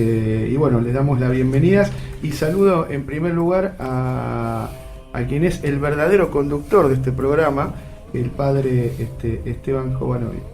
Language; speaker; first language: Spanish; native; Spanish